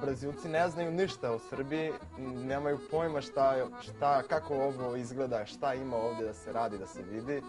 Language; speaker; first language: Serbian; non-native, fluent; Portuguese